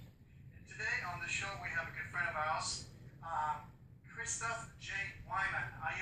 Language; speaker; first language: English; native; English